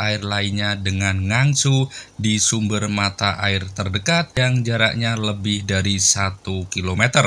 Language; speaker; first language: Indonesian; native; Indonesian